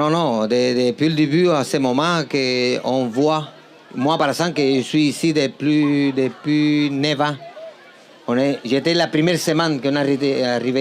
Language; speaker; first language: French; non-native, fluent; Spanish